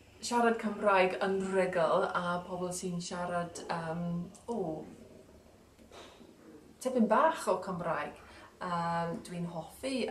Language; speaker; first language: Welsh; non-native, learner; English